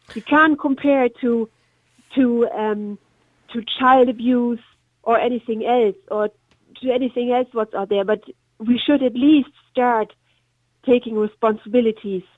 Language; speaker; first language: English; non-native, fluent; German